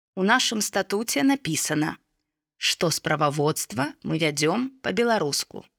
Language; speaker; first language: Belarusian; non-native, local second language; Russian